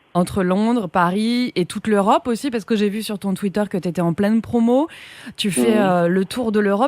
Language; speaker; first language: French; native; French